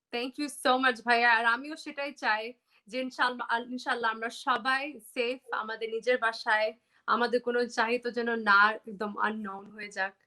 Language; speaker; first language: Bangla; early bilingual, heritage; Bangla